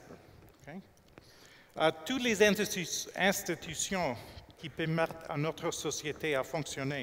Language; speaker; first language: French; non-native, fluent; English